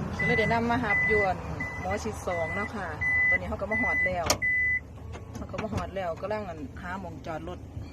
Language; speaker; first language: Thai; native; Thai